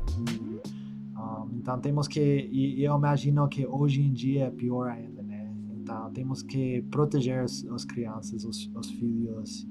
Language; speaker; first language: Portuguese; non-native, fluent; English